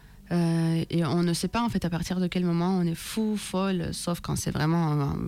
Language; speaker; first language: French; non-native, fluent; Russian